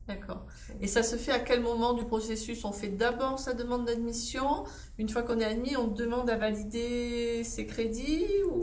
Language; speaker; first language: French; native; French